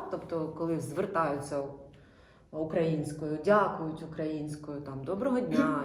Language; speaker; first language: Ukrainian; non-native, local second language; Russian